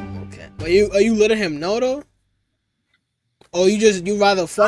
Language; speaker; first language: English; early bilingual, other home language; Spanish